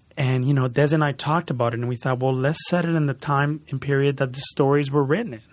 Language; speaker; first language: English; early bilingual, other home language; Spanish